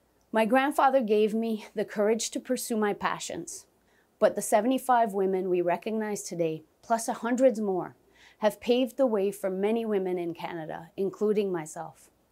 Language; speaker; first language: English; non-native, local second language; French